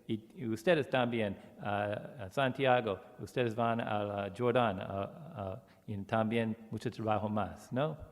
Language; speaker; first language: Spanish; non-native, learner; English